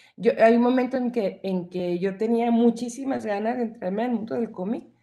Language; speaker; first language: Spanish; native; Spanish